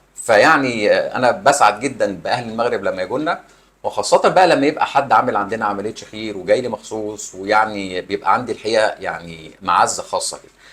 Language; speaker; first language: Arabic; native; Arabic